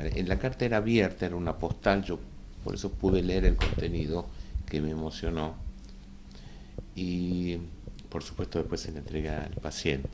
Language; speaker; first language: Spanish; native; Spanish